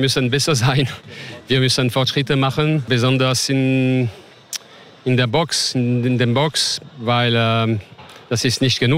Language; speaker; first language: German; non-native, fluent; French